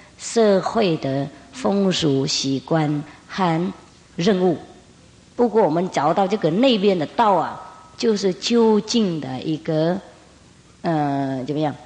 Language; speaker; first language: Chinese; non-native, fluent; Vietnamese